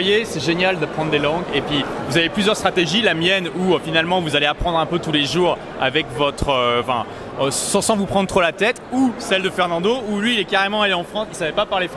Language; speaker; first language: French; native; French